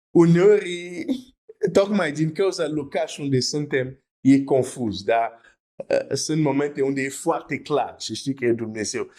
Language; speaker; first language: Romanian; non-native, fluent; French